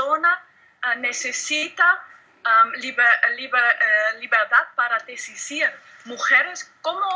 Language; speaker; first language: Spanish; non-native, learner; German